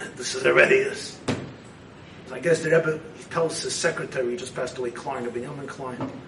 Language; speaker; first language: English; native; English